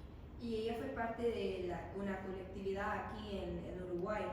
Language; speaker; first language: Spanish; non-native, learner; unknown